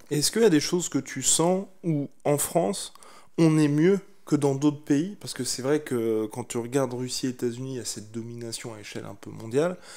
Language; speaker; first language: French; native; French